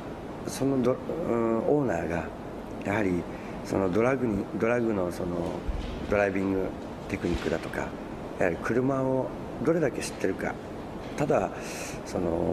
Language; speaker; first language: Japanese; native; Japanese